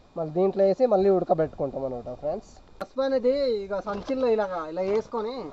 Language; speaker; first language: Telugu; non-native, local second language; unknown